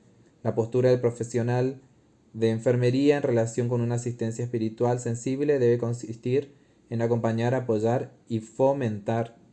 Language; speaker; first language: Spanish; native; Spanish